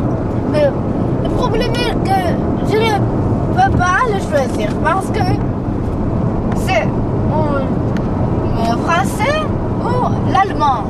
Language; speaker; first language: French; non-native, learner; Georgian